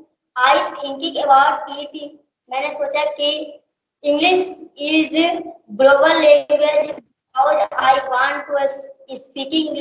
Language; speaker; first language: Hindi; native; Hindi